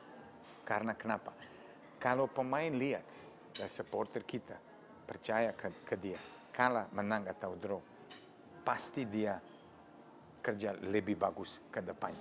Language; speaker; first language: Indonesian; non-native, fluent; Serbian